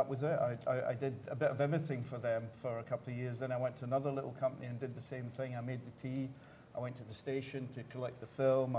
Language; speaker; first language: English; native; English